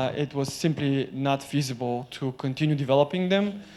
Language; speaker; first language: English; non-native, fluent; Bulgarian